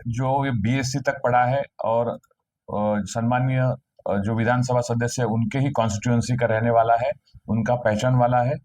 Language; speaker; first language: Hindi; non-native, local second language; Marathi